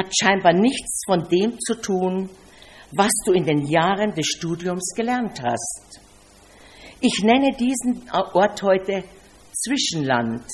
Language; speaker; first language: German; native; German